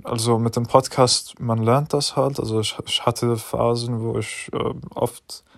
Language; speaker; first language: German; non-native, fluent; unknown